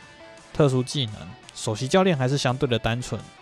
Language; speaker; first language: Chinese; native; Chinese